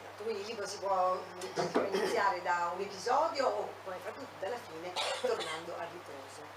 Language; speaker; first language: Italian; native; Italian